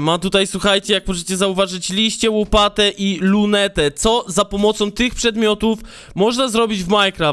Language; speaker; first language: Polish; native; Polish